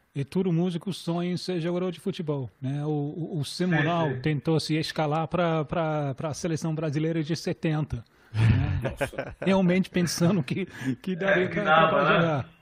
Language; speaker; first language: Portuguese; non-native, fluent; English